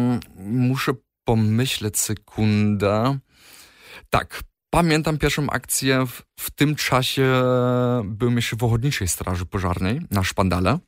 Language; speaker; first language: Polish; early bilingual, heritage; Polish